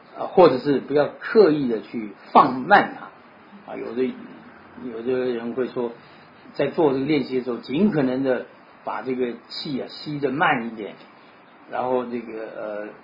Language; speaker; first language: Chinese; native; Chinese